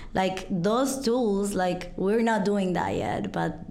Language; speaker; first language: English; non-native, fluent; Spanish